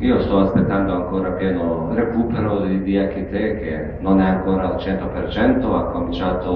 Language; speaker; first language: Italian; non-native, fluent; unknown